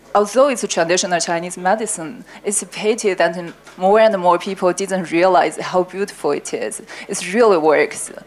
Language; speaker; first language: English; non-native, learner; Chinese